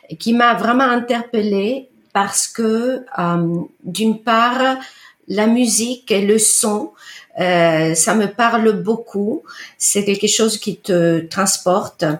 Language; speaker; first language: French; non-native, fluent; Italian